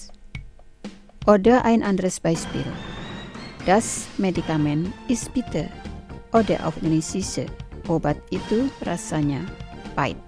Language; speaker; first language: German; non-native, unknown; Indonesian